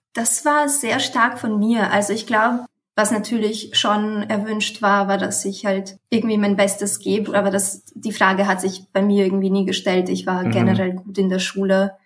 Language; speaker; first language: German; early bilingual, other home language; Romanian